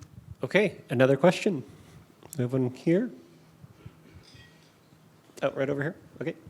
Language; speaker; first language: English; native; English